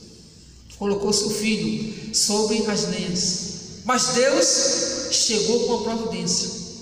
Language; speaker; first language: Portuguese; native; Portuguese